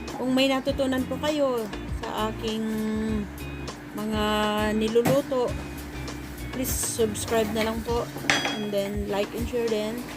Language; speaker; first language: Filipino; non-native, local second language; Bikol